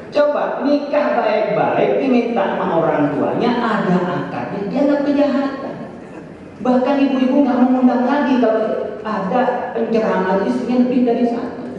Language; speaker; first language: Indonesian; non-native, local second language; Madurese